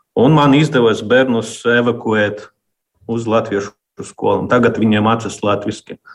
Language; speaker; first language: Latvian; non-native, local second language; Russian